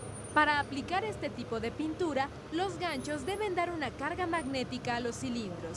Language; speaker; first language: Spanish; native; Spanish